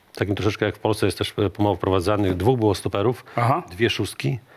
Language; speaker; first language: Polish; native; Polish